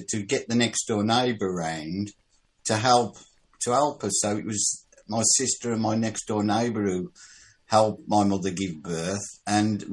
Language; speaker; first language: English; native; English